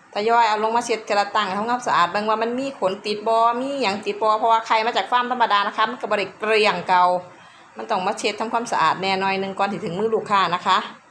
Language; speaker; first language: Thai; native; Thai